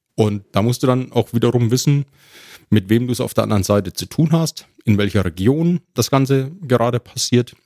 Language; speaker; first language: German; native; German